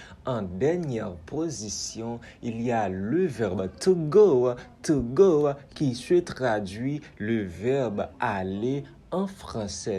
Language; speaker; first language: French; non-native, local second language; Haitian Creole